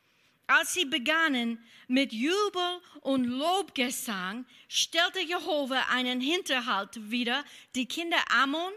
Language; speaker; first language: German; non-native, fluent; English